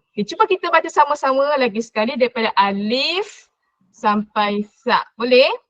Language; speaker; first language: Malay; native; Malay